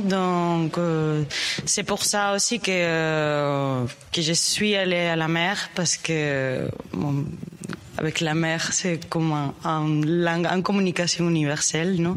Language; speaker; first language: French; non-native, learner; Spanish